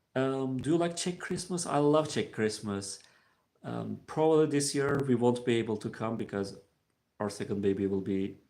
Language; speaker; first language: English; non-native, fluent; Turkish